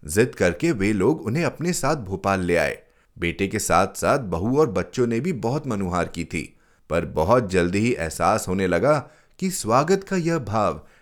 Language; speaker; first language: Hindi; native; Hindi